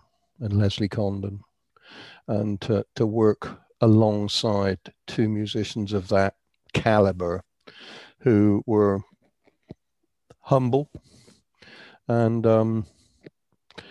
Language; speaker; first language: English; native; English